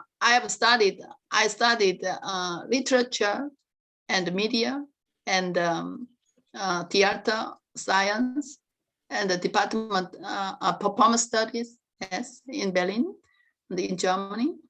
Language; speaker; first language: English; non-native, learner; Korean